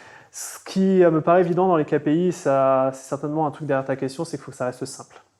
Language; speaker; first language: French; native; French